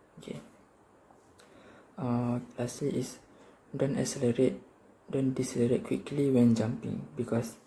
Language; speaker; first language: English; non-native, learner; Malay